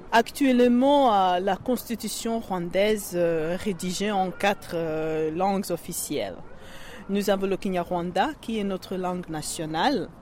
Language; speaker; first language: French; non-native, local second language; Kinyarwanda